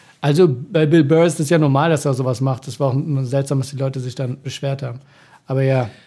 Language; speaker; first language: German; early bilingual, other home language; Persian